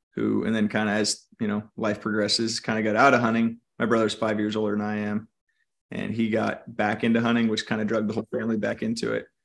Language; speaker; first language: English; native; English